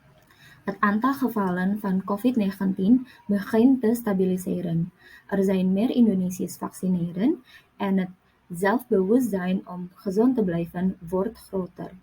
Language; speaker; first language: Dutch; non-native, learner; Indonesian